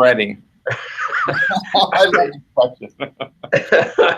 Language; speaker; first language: English; native; English